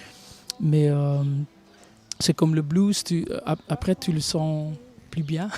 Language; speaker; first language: French; non-native, local second language; Dutch